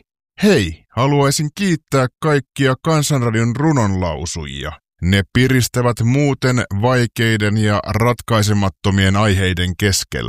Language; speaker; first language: Finnish; native; Finnish